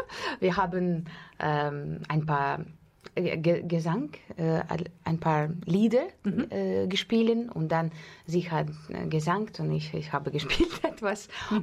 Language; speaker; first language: German; non-native, fluent; Russian